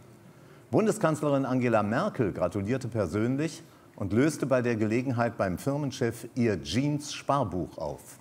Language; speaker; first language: German; native; German